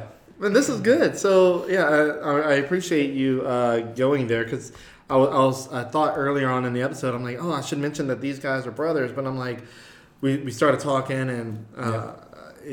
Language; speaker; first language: English; native; English